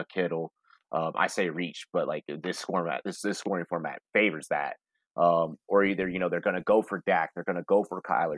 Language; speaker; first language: English; native; English